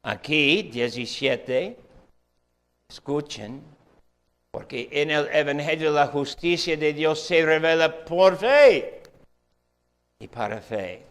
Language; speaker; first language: Spanish; non-native, fluent; English